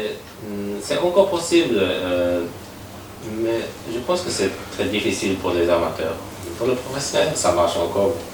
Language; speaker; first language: French; non-native, fluent; Japanese